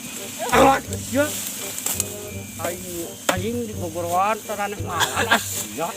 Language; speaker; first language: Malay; non-native, local second language; Sundanese